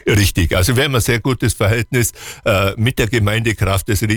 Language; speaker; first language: German; native; German